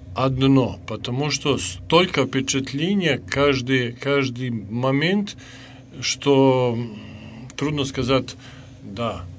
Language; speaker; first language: Russian; non-native, fluent; Serbian